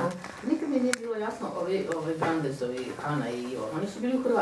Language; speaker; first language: Croatian; native; Croatian